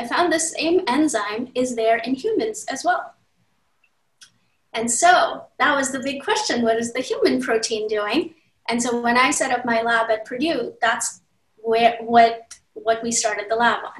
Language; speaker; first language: English; non-native, local second language; Hindi